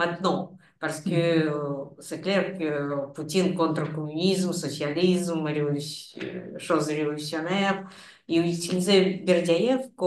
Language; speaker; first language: French; non-native, fluent; Russian